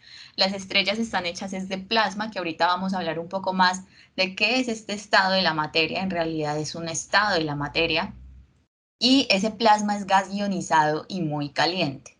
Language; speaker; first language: Spanish; native; Spanish